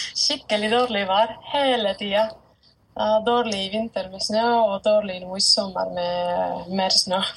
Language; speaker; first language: Norwegian; non-native, fluent; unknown